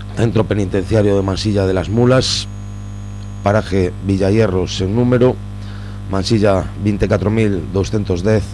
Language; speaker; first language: Spanish; non-native, local second language; Galician